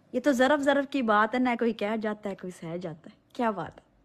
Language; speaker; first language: Urdu; non-native, local second language; Punjabi